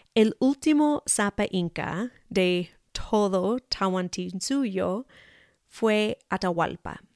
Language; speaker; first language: Spanish; non-native, fluent; English